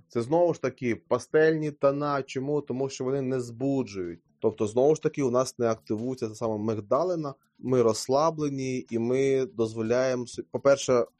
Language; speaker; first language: Ukrainian; native; Ukrainian